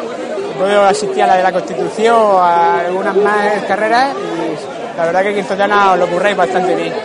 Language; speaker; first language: Spanish; native; Spanish